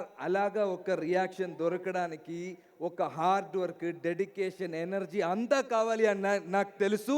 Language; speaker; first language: Telugu; non-native, learner; Malayalam